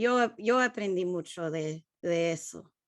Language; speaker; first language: Spanish; non-native, learner; English